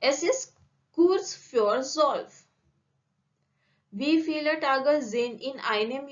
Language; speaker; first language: German; non-native, learner; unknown